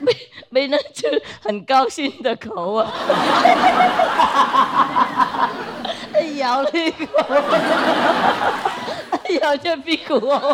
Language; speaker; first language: Chinese; non-native, fluent; Vietnamese